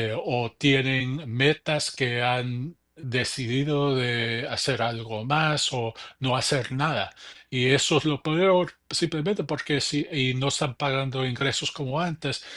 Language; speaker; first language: Spanish; early bilingual, heritage; English